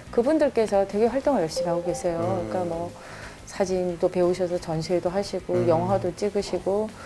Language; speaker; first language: Korean; native; Korean